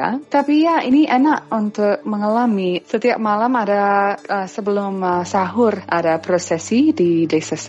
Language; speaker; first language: Indonesian; non-native, fluent; English